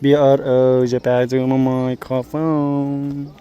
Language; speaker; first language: French; non-native, learner; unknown